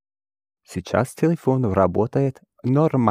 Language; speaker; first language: Russian; non-native, learner; English